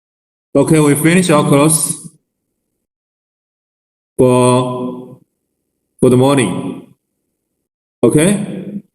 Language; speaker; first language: English; non-native, learner; Chinese